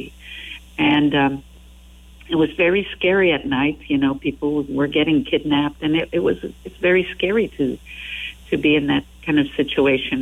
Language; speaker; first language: English; non-native, fluent; French